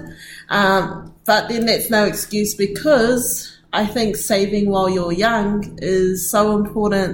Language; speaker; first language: English; native; English